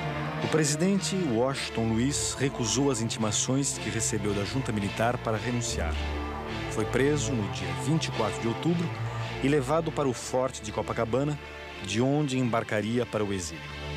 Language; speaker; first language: Portuguese; native; Portuguese